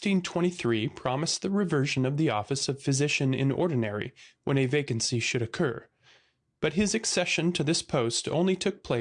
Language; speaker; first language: English; native; English